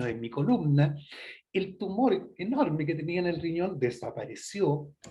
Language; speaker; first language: Spanish; native; Spanish